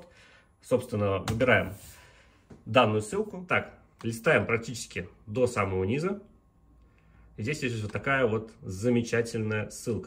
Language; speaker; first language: Russian; native; Russian